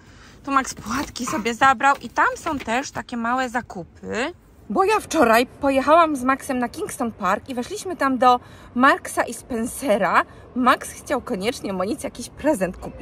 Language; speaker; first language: Polish; native; Polish